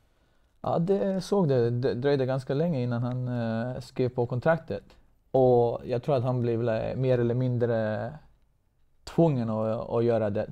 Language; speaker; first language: Swedish; non-native, fluent; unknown